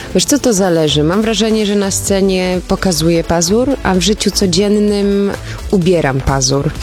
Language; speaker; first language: Polish; early bilingual, other home language; German